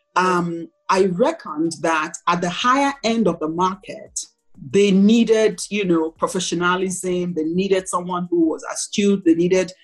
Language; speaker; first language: English; non-native, local second language; Igbo